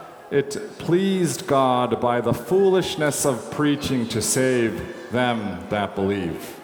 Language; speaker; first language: English; native; English